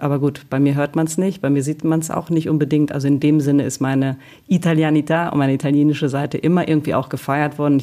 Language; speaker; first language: German; early bilingual, other home language; Italian